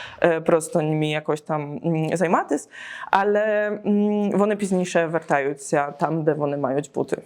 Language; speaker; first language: Polish; non-native, learner; Ukrainian